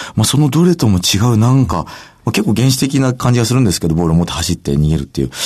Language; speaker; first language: Japanese; native; Japanese